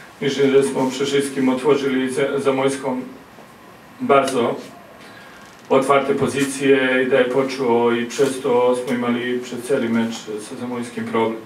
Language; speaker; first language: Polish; non-native, learner; Croatian